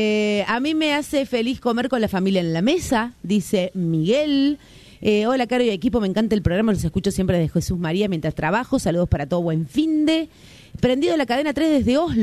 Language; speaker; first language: Spanish; native; Spanish